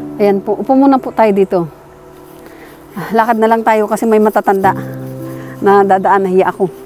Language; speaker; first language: Filipino; non-native, local second language; Bikol